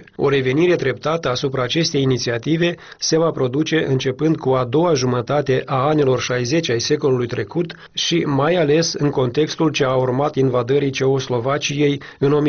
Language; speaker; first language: Romanian; native; Romanian